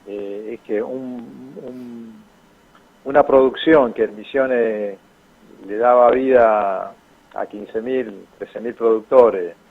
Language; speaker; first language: Spanish; native; Spanish